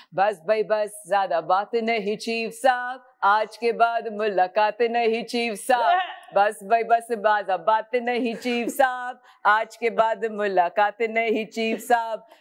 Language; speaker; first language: Urdu; native; Urdu